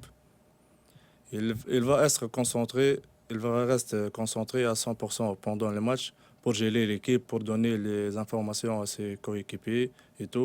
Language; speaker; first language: French; non-native, local second language; Arabic